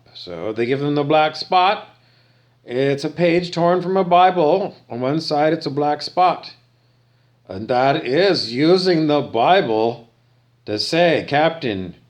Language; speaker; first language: English; native; English